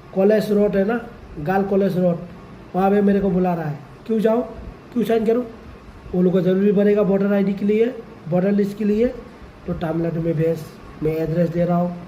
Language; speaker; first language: Hindi; non-native, local second language; Assamese